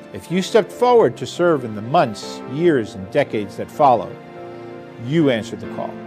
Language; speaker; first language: English; native; English